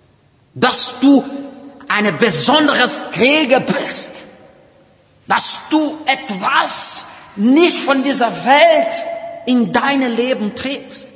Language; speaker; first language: German; non-native, learner; Portuguese